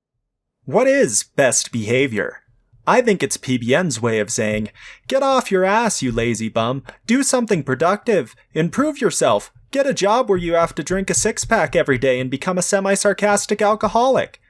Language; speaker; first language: English; native; English